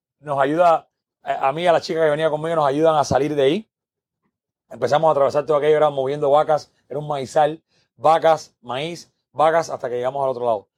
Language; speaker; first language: Spanish; native; Spanish